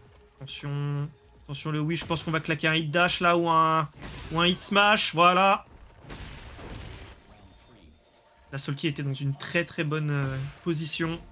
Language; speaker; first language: French; native; French